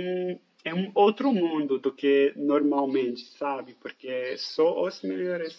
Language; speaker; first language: Portuguese; non-native, fluent; French